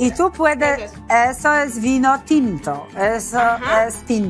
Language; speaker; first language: Spanish; non-native, learner; Polish